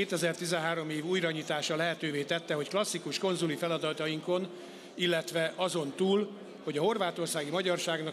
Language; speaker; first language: Hungarian; native; Hungarian